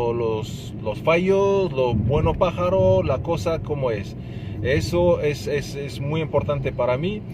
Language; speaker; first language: Spanish; non-native, fluent; Arabic